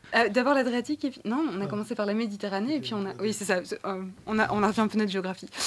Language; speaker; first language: French; native; French